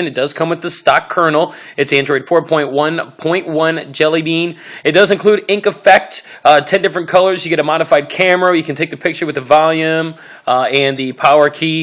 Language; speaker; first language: English; native; English